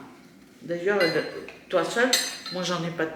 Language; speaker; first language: French; native; French